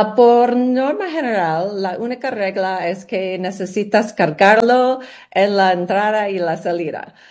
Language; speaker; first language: Spanish; non-native, learner; English